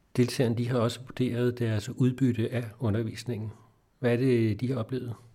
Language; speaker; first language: Danish; native; Danish